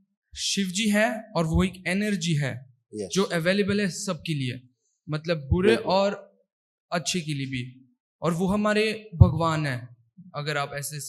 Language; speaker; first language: Hindi; early bilingual, heritage; Hindi